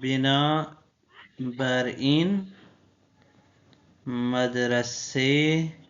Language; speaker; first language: Persian; non-native, fluent; Urdu